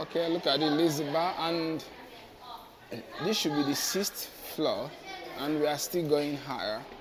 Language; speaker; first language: English; non-native, local second language; Igbo